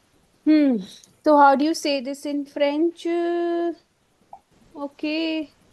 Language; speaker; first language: English; non-native, fluent; Hindi